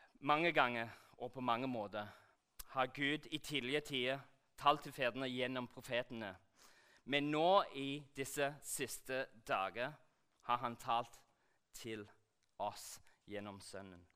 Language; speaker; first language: Norwegian; non-native, fluent; English